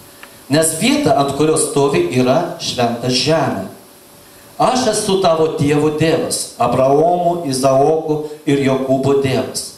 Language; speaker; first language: Lithuanian; non-native, local second language; Russian